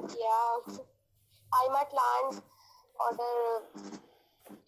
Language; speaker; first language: German; non-native, learner; Hindi